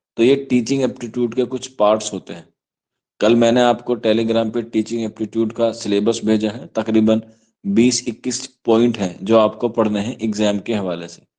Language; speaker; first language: Urdu; native; Urdu